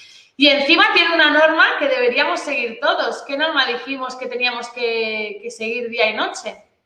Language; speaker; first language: Spanish; native; Spanish